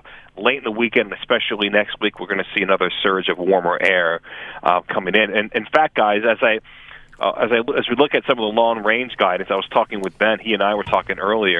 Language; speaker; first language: English; native; English